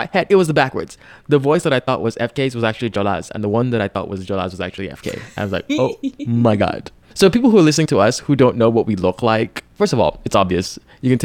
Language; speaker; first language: English; non-native, local second language; Yoruba